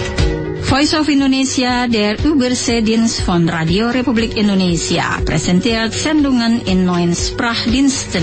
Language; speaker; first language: German; non-native, fluent; Indonesian